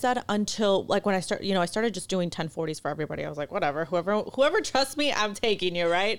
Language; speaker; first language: English; non-native, fluent; Spanish